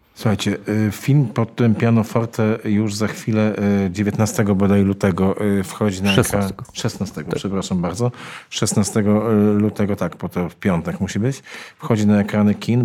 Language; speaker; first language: Polish; native; Polish